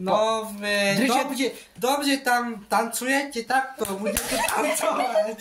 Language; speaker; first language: Slovak; non-native, local second language; Romany